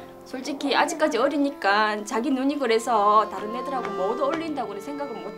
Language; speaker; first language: Korean; native; Korean